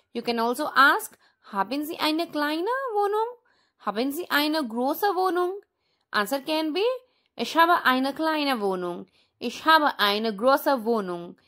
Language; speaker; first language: German; non-native, fluent; Hindi